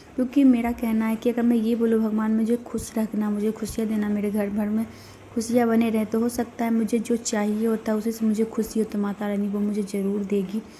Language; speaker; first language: Hindi; native; Hindi